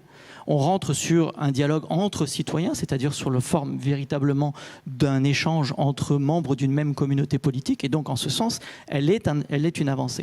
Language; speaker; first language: French; native; French